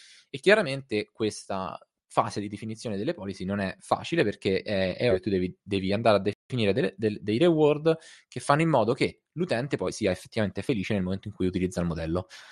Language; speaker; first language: Italian; native; Italian